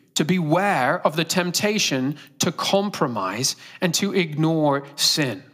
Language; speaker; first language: English; native; English